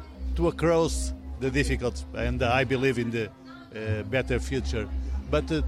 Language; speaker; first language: English; non-native, learner; Portuguese